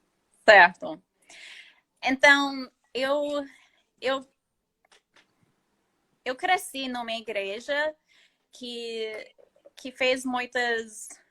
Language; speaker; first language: Portuguese; non-native, fluent; English